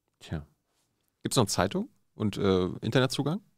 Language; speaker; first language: German; native; German